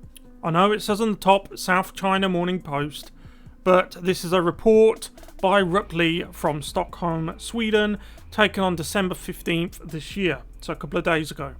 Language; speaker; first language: English; native; English